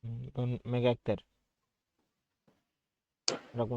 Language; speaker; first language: Arabic; non-native, fluent; Bangla